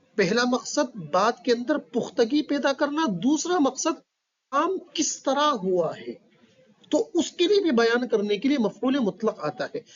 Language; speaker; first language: Urdu; native; Urdu